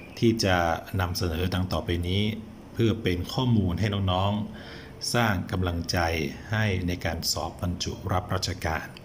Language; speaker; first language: Thai; native; Thai